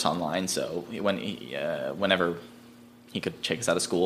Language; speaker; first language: English; native; English